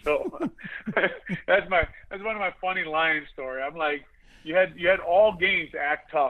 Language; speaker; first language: English; native; English